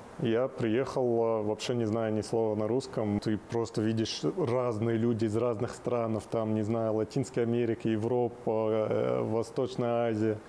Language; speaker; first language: Russian; non-native, fluent; Arabic